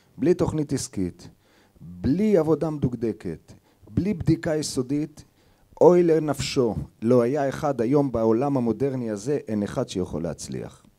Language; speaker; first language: Hebrew; native; Hebrew